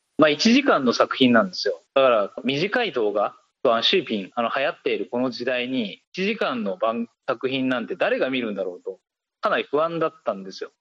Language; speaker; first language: Japanese; native; Japanese